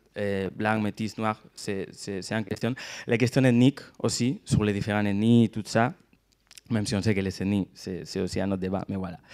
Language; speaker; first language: French; non-native, fluent; Catalan